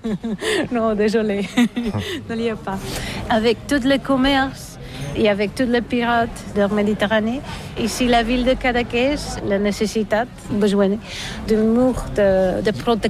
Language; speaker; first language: French; non-native, learner; Catalan